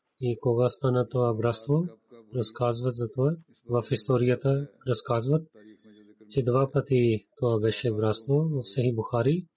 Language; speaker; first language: Bulgarian; non-native, learner; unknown